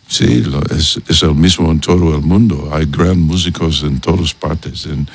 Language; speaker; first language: Spanish; non-native, learner; English